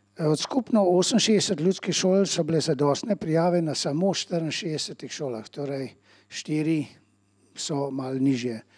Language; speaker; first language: Slovenian; early bilingual, heritage; Slovenian